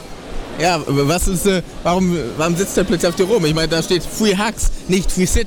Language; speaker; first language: German; native; German